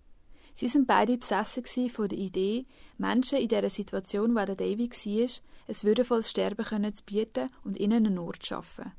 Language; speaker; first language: German; native; German